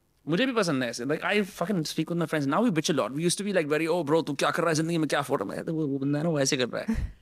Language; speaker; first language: Hindi; native; Hindi